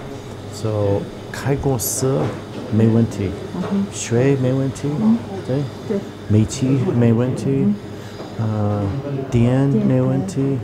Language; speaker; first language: Chinese; non-native, learner; English